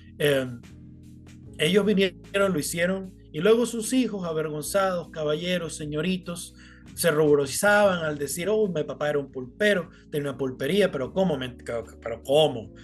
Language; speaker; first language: Spanish; native; Spanish